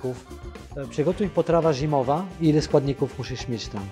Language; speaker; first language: Polish; non-native, fluent; French